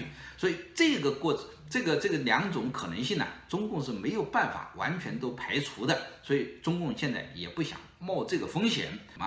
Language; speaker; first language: Chinese; native; Chinese